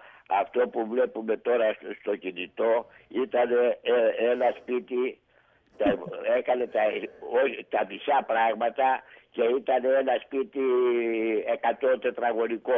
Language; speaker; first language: Greek; native; Greek